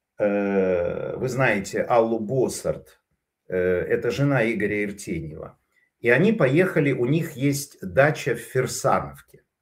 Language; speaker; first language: Russian; native; Russian